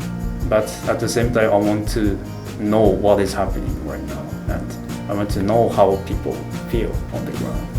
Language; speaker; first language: English; non-native, fluent; Japanese